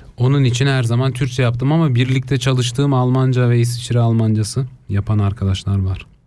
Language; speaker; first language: Turkish; early bilingual, heritage; Turkish